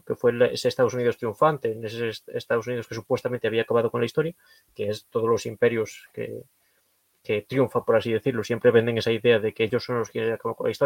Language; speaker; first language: Spanish; native; Spanish